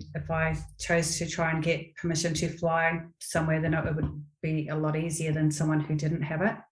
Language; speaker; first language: English; native; English